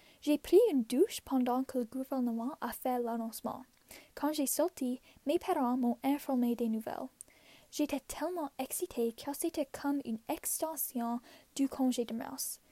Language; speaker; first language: French; non-native, local second language; English